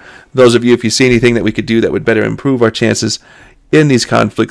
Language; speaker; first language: English; native; English